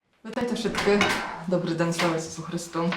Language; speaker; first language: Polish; non-native, local second language; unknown